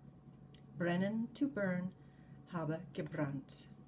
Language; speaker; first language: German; non-native, fluent; English